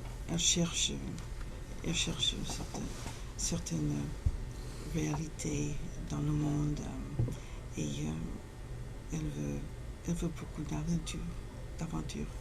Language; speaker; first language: French; non-native, fluent; English